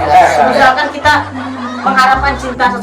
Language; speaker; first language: Indonesian; non-native, local second language; Javanese